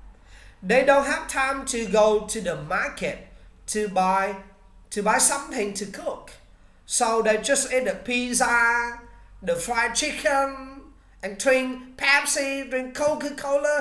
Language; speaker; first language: English; non-native, learner; Vietnamese